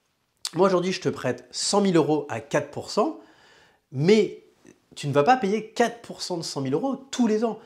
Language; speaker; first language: French; native; French